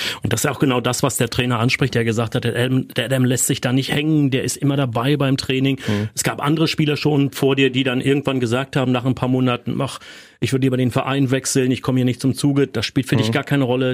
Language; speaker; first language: German; native; German